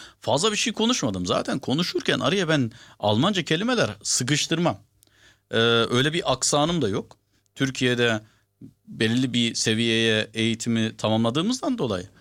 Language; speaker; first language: Turkish; early bilingual, heritage; Turkish